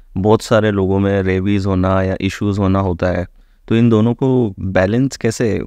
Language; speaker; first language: Hindi; native; Hindi